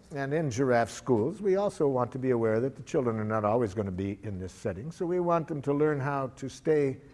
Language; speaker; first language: English; native; English